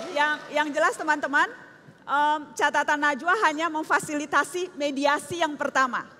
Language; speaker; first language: Indonesian; native; Indonesian